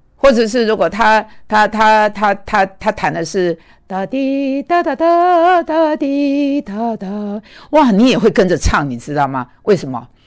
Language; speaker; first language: Chinese; native; Chinese